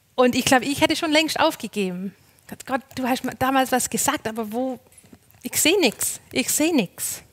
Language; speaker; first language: German; non-native, fluent; English